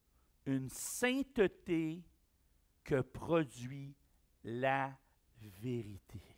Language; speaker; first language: French; native; French